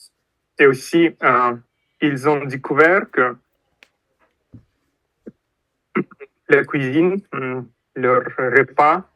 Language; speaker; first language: French; non-native, fluent; Russian